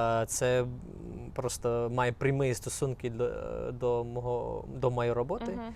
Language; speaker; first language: Ukrainian; non-native, fluent; English